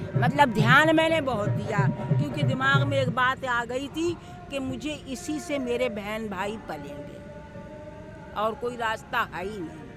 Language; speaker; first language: Hindi; native; Hindi